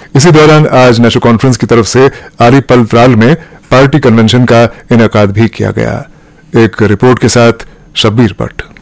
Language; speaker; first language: Urdu; non-native, local second language; Kashmiri